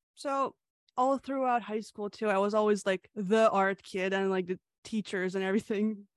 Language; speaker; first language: English; early bilingual, other home language; Hungarian